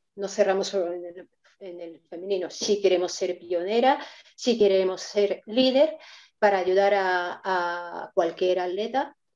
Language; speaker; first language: Spanish; non-native, fluent; Japanese